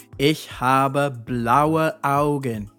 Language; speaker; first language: German; non-native, fluent; English